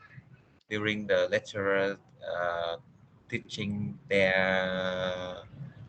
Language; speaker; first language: English; non-native, learner; Vietnamese